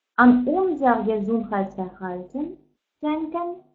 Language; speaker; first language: German; non-native, fluent; Russian